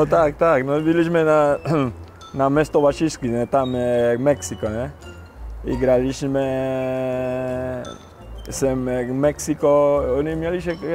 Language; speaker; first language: Polish; non-native, learner; Spanish